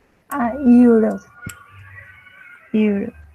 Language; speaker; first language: English; non-native, learner; Spanish